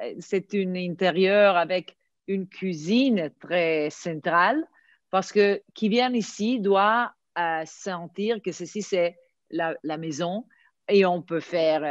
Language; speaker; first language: French; non-native, fluent; Italian